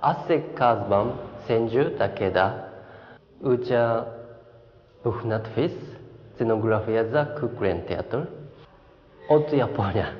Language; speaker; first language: Bulgarian; non-native, learner; Japanese